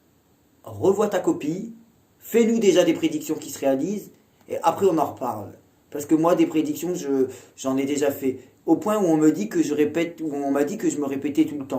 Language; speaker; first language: French; native; French